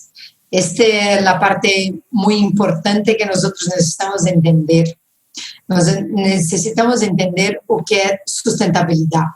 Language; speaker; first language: Spanish; non-native, fluent; Portuguese